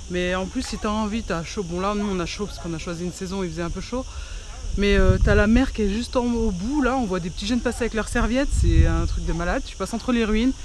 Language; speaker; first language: French; early bilingual, other home language; Arabic